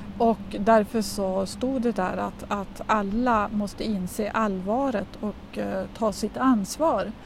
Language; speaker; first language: Swedish; native; Swedish